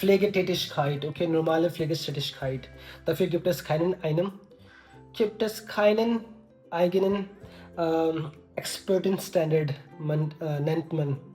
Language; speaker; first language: German; non-native, learner; Hindi